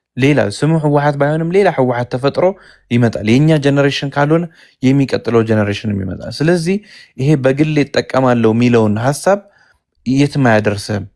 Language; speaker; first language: Amharic; non-native, local second language; Tigrinya